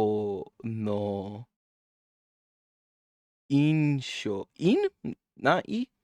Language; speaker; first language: Japanese; non-native, learner; English